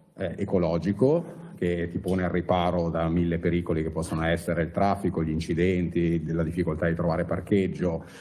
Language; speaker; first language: Italian; native; Italian